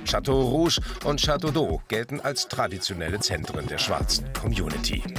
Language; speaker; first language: German; native; German